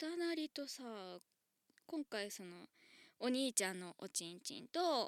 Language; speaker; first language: Japanese; native; Japanese